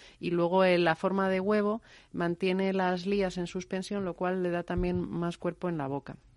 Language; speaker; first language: Spanish; native; Spanish